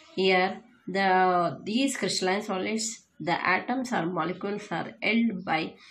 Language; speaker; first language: English; non-native, local second language; Kannada